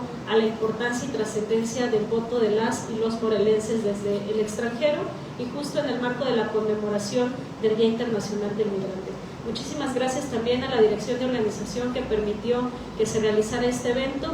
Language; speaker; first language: Spanish; native; Spanish